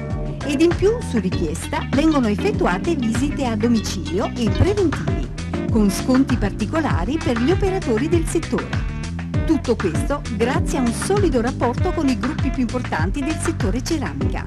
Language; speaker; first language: Italian; native; Italian